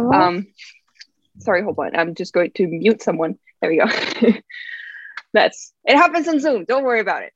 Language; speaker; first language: English; non-native, fluent; Italian